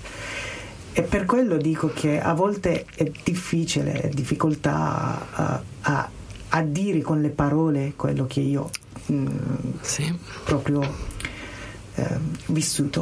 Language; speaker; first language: Italian; non-native, learner; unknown